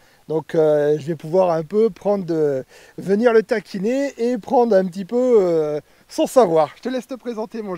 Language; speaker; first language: French; native; French